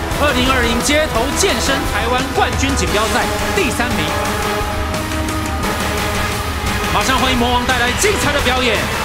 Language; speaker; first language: Chinese; native; Chinese